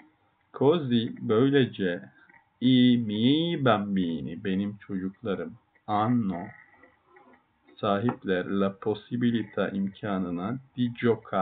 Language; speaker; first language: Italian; non-native, fluent; Turkish